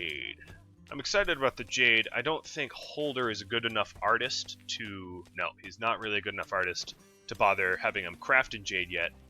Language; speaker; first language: English; native; English